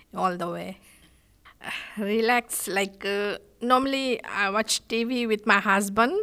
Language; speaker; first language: English; non-native, fluent; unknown